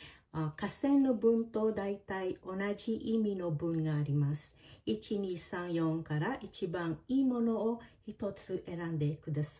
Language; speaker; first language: Japanese; non-native, fluent; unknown